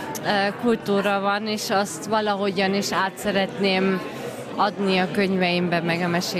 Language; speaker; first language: Hungarian; early bilingual, heritage; German